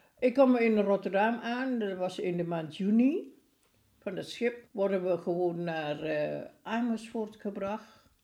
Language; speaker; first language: Dutch; non-native, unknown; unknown